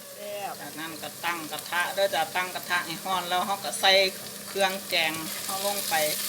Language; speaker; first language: Thai; native; Thai